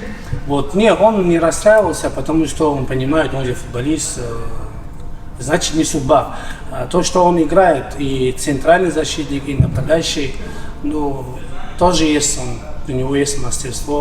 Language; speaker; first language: Russian; non-native, local second language; Tajik